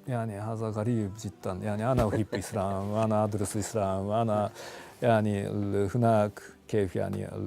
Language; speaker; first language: Arabic; non-native, fluent; Japanese